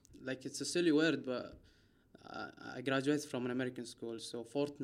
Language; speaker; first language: English; non-native, fluent; Arabic